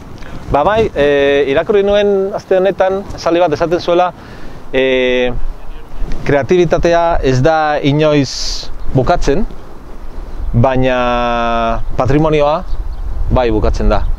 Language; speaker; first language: Basque; non-native, local second language; Spanish